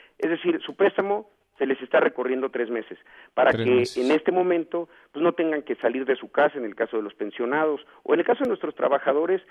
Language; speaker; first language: Spanish; native; Spanish